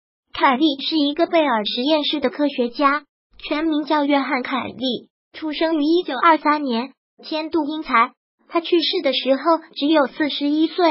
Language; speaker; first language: Chinese; native; Chinese